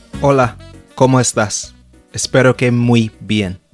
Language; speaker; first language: Spanish; non-native, fluent; English